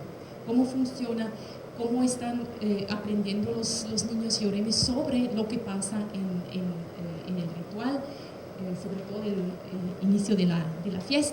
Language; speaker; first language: Spanish; non-native, fluent; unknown